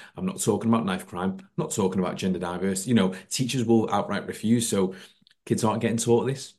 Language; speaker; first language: English; native; English